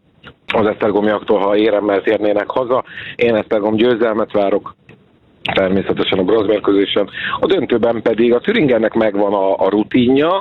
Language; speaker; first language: Hungarian; native; Hungarian